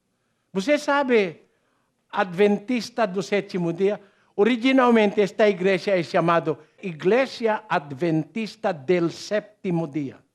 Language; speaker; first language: Portuguese; non-native, learner; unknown